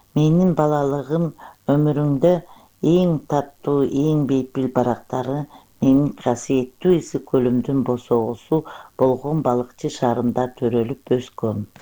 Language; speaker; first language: Kyrgyz; non-native, local second language; Uyghur